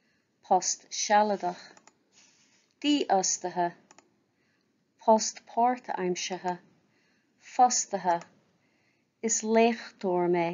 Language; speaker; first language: Irish; non-native, local second language; English